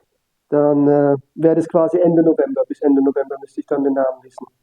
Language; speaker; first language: German; native; German